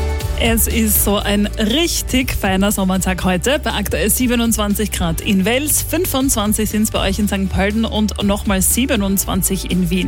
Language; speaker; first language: German; native; German